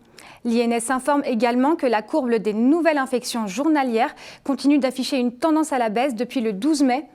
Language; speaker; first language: French; native; French